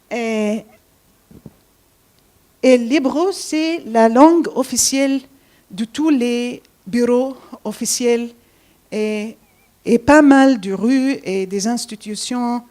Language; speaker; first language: French; non-native, fluent; Arabic